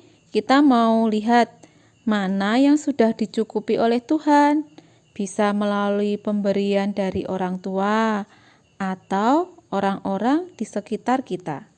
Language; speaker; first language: Indonesian; native; Indonesian